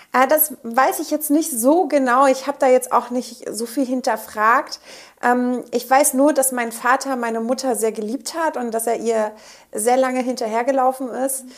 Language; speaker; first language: German; native; German